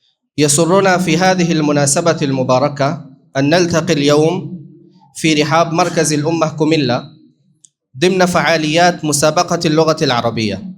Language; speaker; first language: Arabic; non-native, learner; Bangla